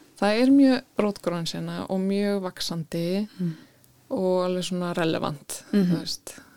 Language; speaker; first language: Icelandic; native; Icelandic